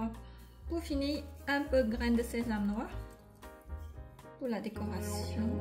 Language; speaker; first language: French; non-native, fluent; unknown